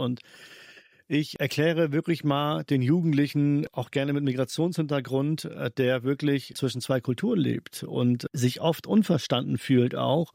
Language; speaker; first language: German; early bilingual, other home language; Albanian